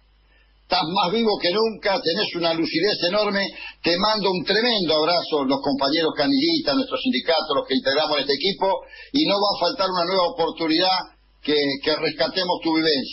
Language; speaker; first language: Spanish; native; Spanish